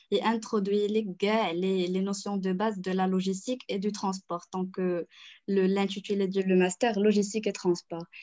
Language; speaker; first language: French; non-native, local second language; Arabic